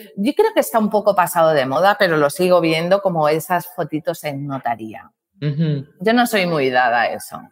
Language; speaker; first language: Spanish; native; Spanish